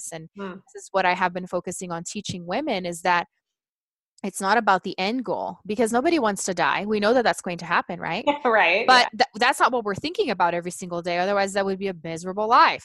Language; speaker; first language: English; non-native, fluent; Portuguese